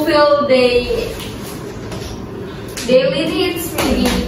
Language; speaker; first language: English; non-native, learner; Indonesian